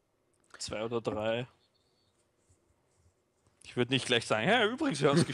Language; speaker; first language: German; native; German